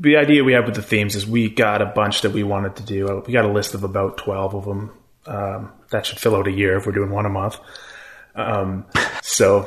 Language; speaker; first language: English; native; English